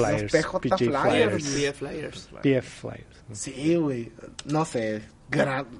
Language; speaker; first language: Spanish; native; Spanish